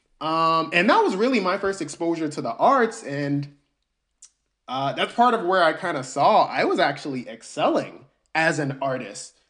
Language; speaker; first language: English; early bilingual, other home language; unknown